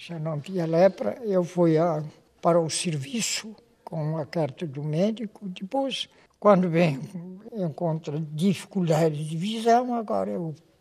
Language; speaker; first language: Portuguese; non-native, local second language; Kabuverdianu